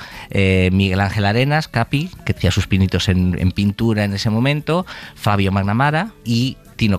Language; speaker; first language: Spanish; native; Spanish